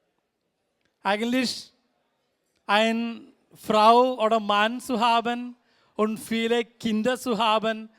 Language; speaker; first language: German; non-native, fluent; Malayalam